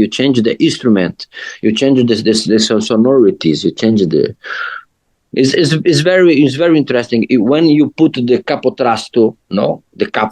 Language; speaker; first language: English; non-native, learner; Portuguese